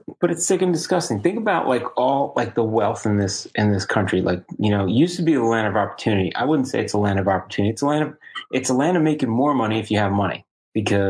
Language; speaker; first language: English; native; English